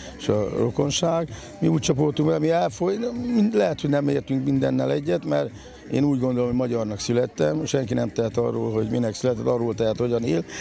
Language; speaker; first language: Hungarian; native; Hungarian